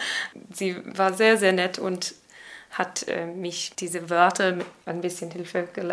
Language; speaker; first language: German; non-native, learner; English